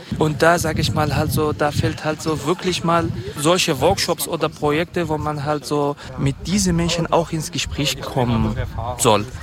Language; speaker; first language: German; non-native, fluent; Kurdish